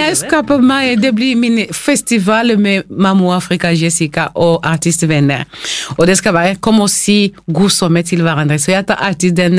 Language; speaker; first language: Norwegian; non-native, fluent; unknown